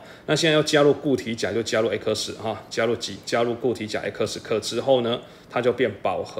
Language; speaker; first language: Chinese; native; Chinese